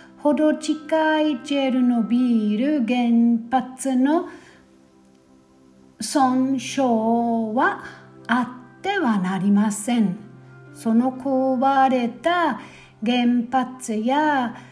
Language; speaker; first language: Japanese; non-native, fluent; German